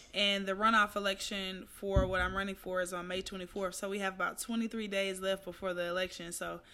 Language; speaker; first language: English; native; English